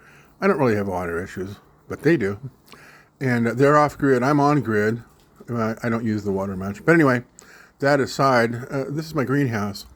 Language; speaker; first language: English; native; English